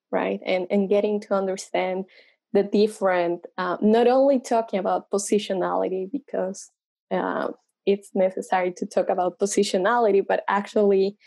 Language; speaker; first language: English; non-native, fluent; Spanish